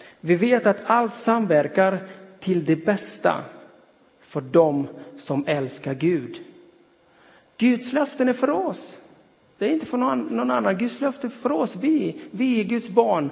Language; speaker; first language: Swedish; non-native, fluent; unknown